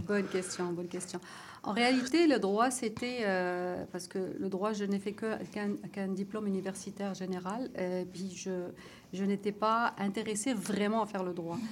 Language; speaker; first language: French; non-native, local second language; Arabic